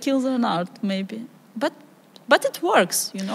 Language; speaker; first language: English; non-native, learner; Ukrainian